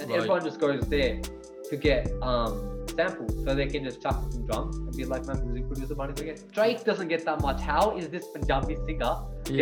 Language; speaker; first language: English; non-native, local second language; Punjabi